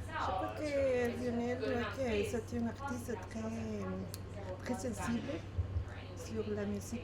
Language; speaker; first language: French; non-native, learner; Spanish